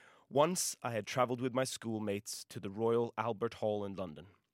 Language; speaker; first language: English; non-native, local second language; Norwegian